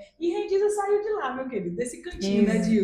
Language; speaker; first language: Portuguese; native; Portuguese